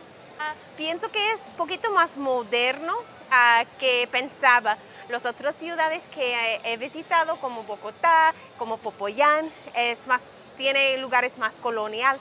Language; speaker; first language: Spanish; non-native, learner; English